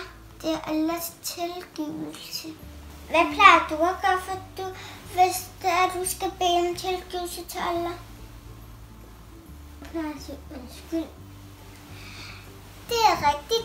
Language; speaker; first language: Danish; early bilingual, other home language; Urdu